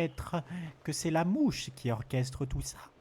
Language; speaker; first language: French; native; French